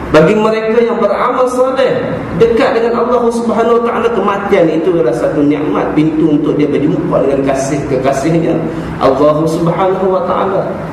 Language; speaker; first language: Malay; native; Malay